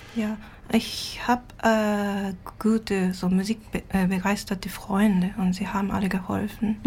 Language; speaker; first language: German; non-native, learner; Japanese